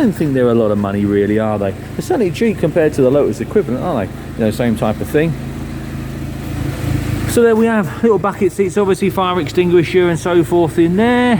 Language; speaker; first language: English; native; English